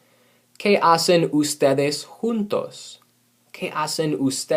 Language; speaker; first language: Spanish; non-native, fluent; English